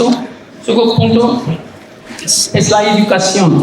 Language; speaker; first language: Spanish; non-native, learner; Arabic